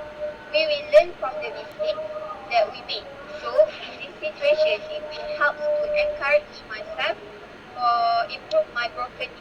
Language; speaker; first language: English; non-native, local second language; Malay